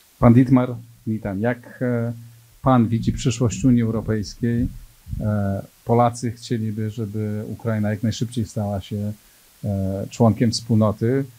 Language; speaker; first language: Polish; native; Polish